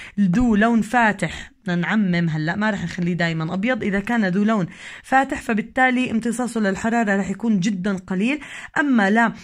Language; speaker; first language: Arabic; native; Arabic